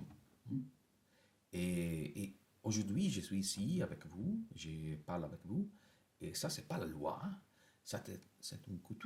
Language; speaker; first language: French; non-native, fluent; Italian